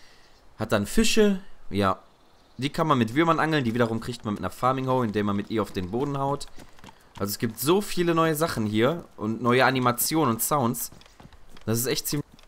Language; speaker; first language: German; native; German